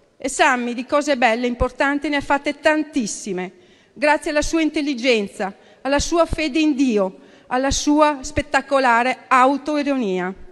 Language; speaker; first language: Italian; native; Italian